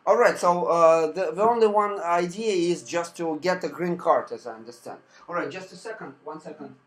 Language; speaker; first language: English; non-native, fluent; Russian